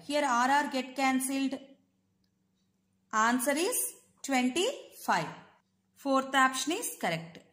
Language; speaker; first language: English; non-native, local second language; Telugu